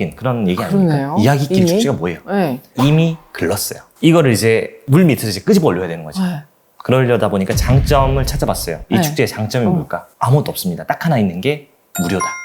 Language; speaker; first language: Korean; native; Korean